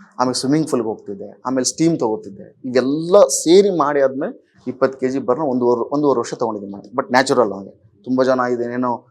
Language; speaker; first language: Kannada; native; Kannada